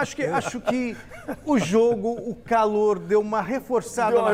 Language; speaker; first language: Portuguese; native; Portuguese